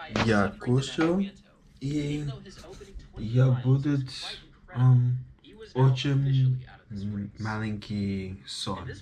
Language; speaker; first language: Russian; non-native, learner; English